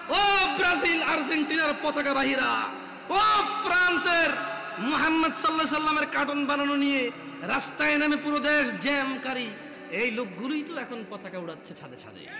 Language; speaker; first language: Bangla; native; Bangla